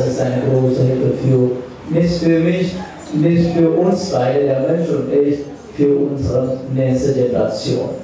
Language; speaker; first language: German; non-native, fluent; Sinhala